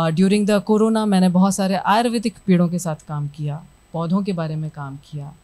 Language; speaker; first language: Hindi; native; Hindi